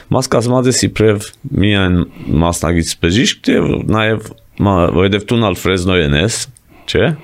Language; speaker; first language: Armenian; early bilingual, heritage; Armenian